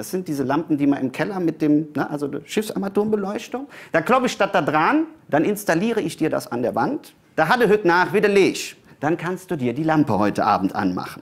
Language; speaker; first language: German; native; German